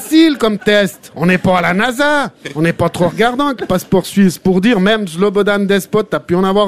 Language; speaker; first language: French; native; French